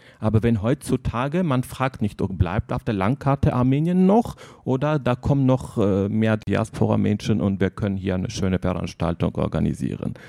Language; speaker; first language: German; non-native, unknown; Armenian